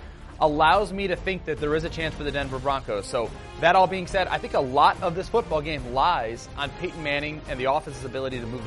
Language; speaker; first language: English; native; English